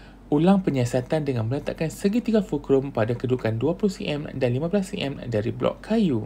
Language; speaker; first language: English; non-native, local second language; Malay